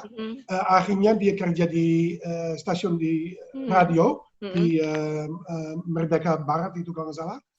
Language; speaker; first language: Indonesian; non-native, fluent; Dutch